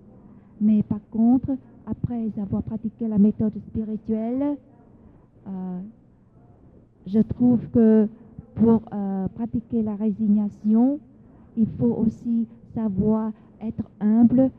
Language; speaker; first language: French; non-native, fluent; Vietnamese